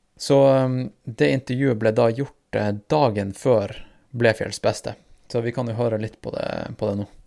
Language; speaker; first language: Norwegian; native; Norwegian